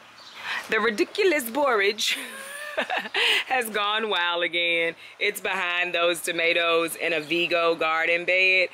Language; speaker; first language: English; native; English